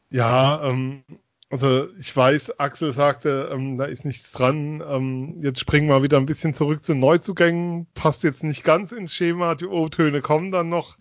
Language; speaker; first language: German; native; German